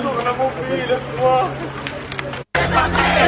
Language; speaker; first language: French; non-native, learner; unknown